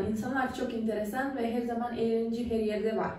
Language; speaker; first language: Turkish; non-native, learner; Macedonian